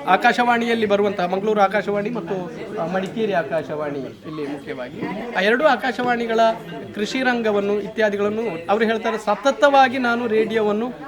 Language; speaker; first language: Kannada; native; Kannada